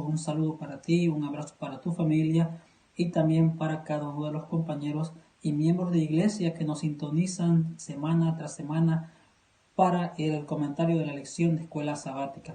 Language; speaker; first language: Spanish; native; Spanish